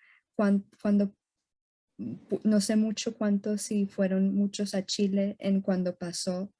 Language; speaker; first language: Spanish; early bilingual, heritage; Spanish